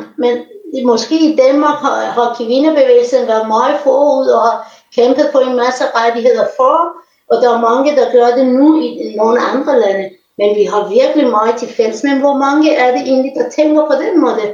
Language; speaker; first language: Danish; non-native, fluent; Persian